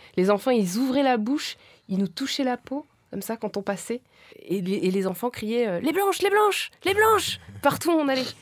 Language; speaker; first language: French; native; French